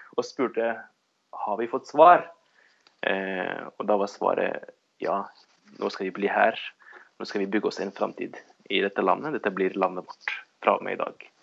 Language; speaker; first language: Norwegian; early bilingual, other home language; Arabic